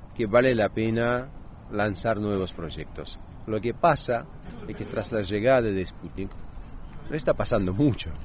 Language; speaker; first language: Spanish; native; Spanish